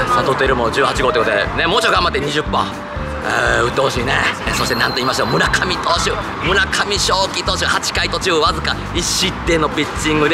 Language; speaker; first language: Japanese; native; Japanese